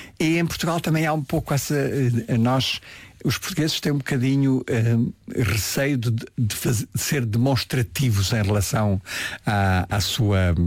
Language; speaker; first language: Portuguese; early bilingual, heritage; Portuguese